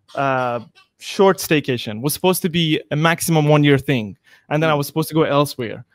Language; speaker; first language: English; non-native, fluent; Persian